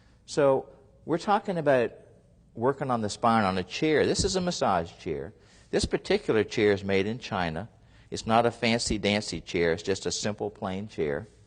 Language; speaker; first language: English; native; English